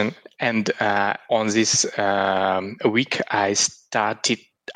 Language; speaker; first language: English; non-native, learner; Russian